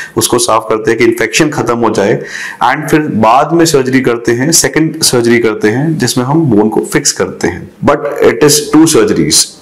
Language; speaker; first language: Hindi; native; Hindi